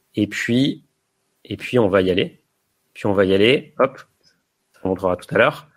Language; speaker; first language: French; native; French